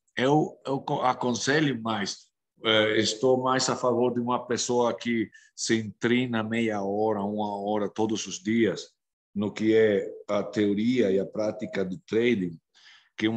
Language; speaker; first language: Portuguese; non-native, fluent; Spanish